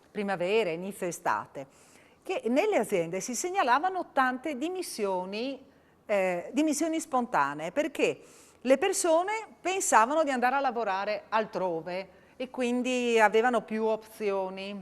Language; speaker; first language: Italian; native; Italian